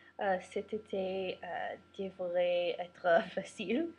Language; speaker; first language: French; non-native, learner; English